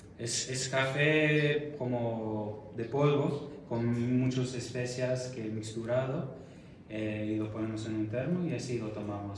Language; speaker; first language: Spanish; non-native, fluent; Arabic